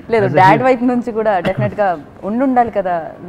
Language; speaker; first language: Telugu; native; Telugu